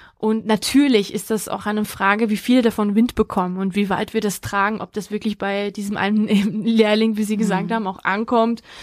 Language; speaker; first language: German; early bilingual, other home language; Georgian